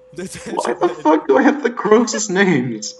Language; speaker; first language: English; native; English